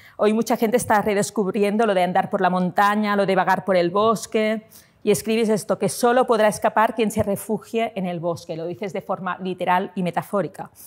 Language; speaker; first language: Spanish; non-native, local second language; Catalan